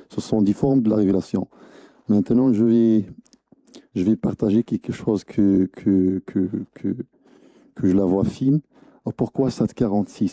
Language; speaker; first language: French; non-native, local second language; Arabic